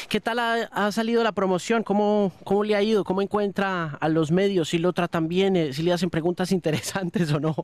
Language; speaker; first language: Spanish; native; Spanish